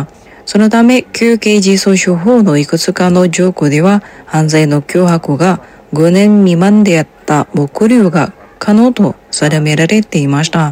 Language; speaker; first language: Japanese; non-native, fluent; Indonesian